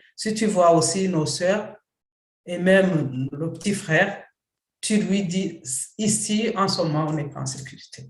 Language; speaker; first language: French; non-native, local second language; Kinyarwanda